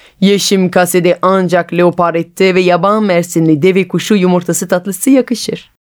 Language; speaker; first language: Turkish; non-native, fluent; French